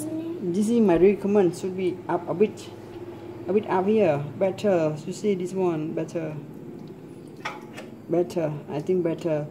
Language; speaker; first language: English; non-native, learner; Khmer